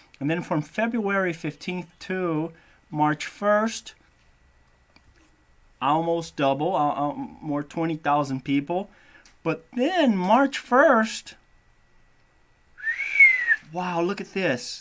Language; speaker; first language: English; non-native, fluent; Portuguese